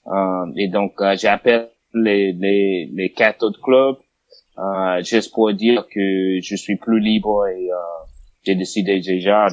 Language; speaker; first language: French; non-native, fluent; English